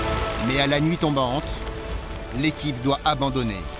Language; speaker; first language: French; native; French